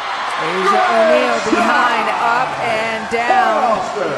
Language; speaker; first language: English; native; English